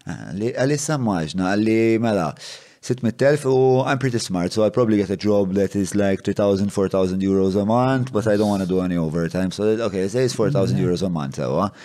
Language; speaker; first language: English; non-native, local second language; Maltese